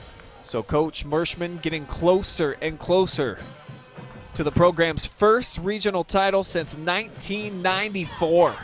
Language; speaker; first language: English; native; English